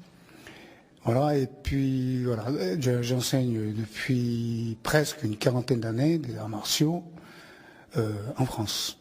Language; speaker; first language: French; non-native, fluent; Japanese